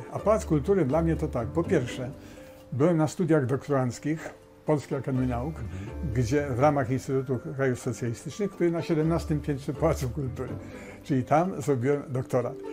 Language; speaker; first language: Polish; native; Polish